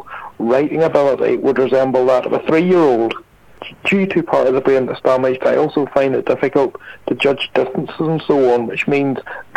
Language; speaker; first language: English; native; English